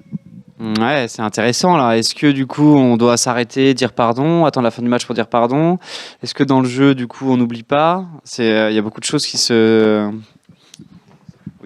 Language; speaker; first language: French; native; French